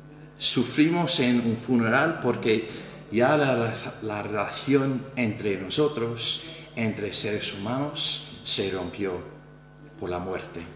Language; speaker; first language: Spanish; non-native, fluent; English